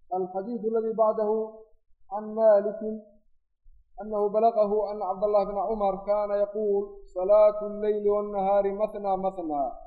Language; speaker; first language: Arabic; non-native, local second language; Somali